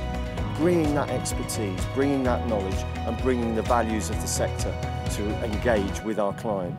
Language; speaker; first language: English; native; English